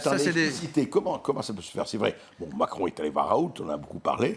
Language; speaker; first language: French; native; French